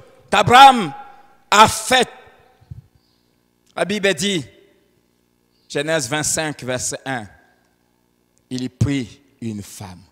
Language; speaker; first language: French; non-native, local second language; Lingala